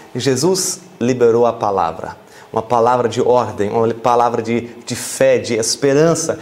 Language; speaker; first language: Portuguese; non-native, fluent; German